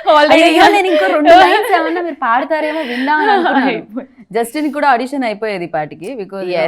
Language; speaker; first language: Telugu; native; Telugu